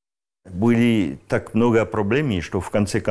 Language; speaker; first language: Russian; non-native, fluent; French